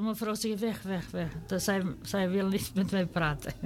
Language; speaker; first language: Dutch; non-native, learner; Serbian